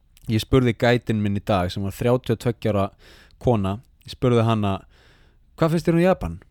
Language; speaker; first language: Icelandic; native; Icelandic